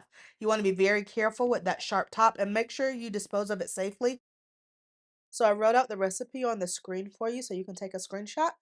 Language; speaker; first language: English; native; English